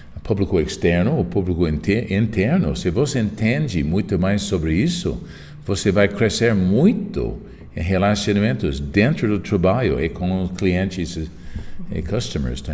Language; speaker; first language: Portuguese; non-native, fluent; English